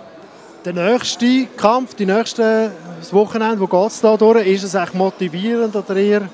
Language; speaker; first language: German; native; German